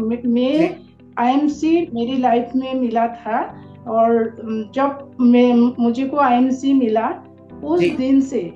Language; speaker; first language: Hindi; non-native, local second language; Assamese